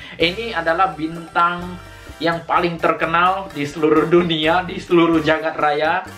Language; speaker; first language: Indonesian; native; Indonesian